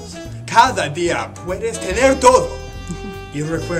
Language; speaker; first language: Spanish; non-native, learner; English